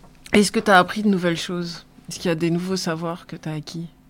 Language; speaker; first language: French; native; French